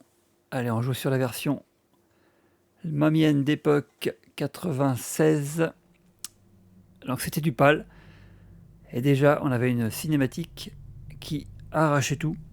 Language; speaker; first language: French; native; French